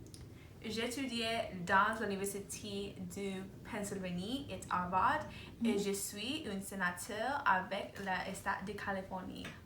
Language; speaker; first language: French; non-native, learner; English